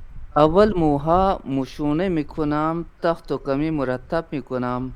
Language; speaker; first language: Persian; non-native, learner; Urdu